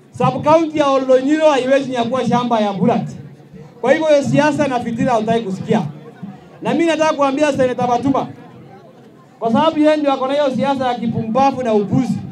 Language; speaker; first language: Swahili; non-native, local second language; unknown